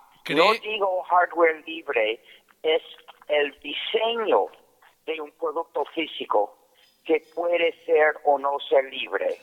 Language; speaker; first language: Spanish; non-native, fluent; English